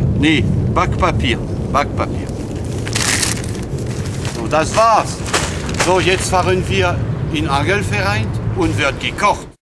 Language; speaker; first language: German; non-native, fluent; French